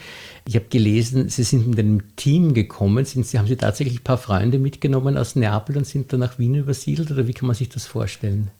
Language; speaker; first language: German; native; German